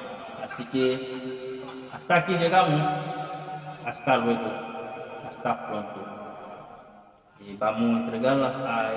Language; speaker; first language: Spanish; non-native, fluent; Haitian Creole